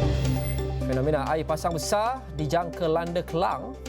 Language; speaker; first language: Malay; native; Malay